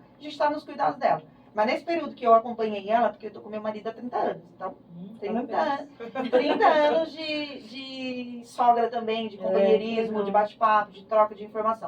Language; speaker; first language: Portuguese; native; Portuguese